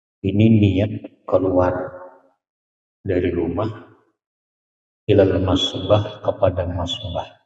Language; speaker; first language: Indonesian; non-native, local second language; Banjar